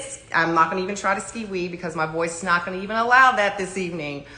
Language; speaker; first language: English; native; English